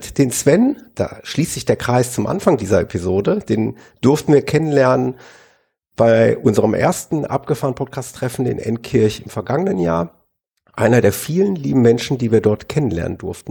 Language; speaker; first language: German; native; German